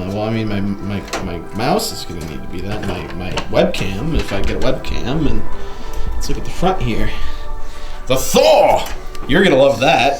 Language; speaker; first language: English; native; English